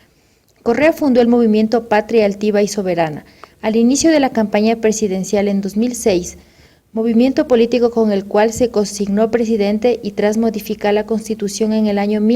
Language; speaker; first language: Spanish; native; Spanish